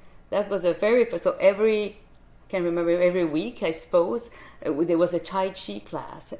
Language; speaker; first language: English; non-native, fluent; French